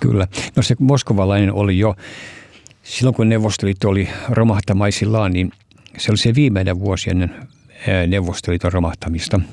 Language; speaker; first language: Finnish; early bilingual, heritage; Finnish